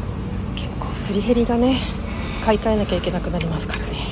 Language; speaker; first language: Japanese; native; Japanese